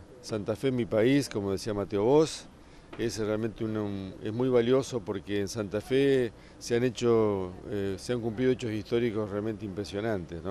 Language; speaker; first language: Spanish; native; Spanish